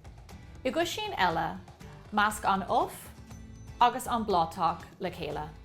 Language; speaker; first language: Irish; non-native, local second language; English